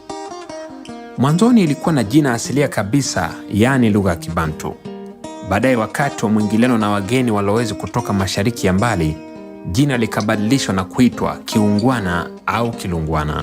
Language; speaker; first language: Swahili; native; Swahili